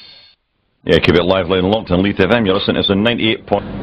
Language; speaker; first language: English; native; English